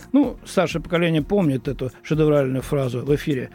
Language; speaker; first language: Russian; native; Russian